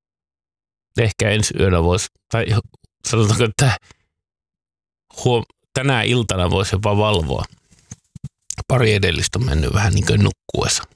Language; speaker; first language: Finnish; native; Finnish